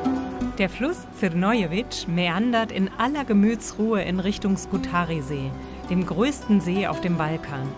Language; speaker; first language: German; native; German